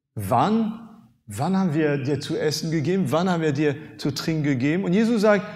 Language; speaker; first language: German; non-native, fluent; French